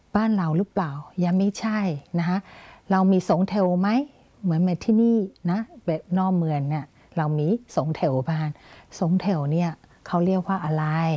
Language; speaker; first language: Thai; non-native, fluent; Burmese